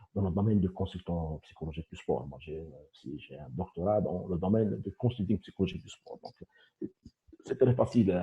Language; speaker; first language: French; non-native, local second language; Arabic